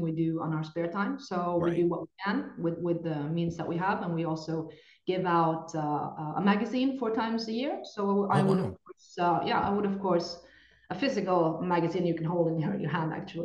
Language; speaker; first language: English; non-native, fluent; Norwegian